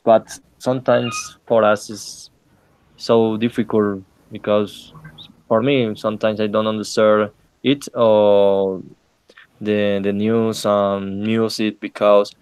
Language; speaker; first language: English; non-native, learner; Spanish